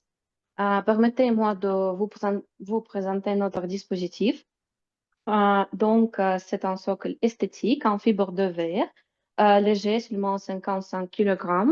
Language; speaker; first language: French; non-native, fluent; Russian